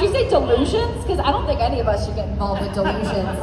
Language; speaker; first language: English; native; English